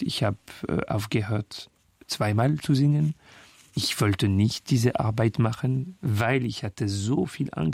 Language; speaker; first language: German; non-native, fluent; French